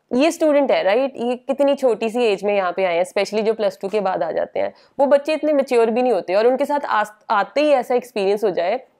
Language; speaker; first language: Hindi; native; Hindi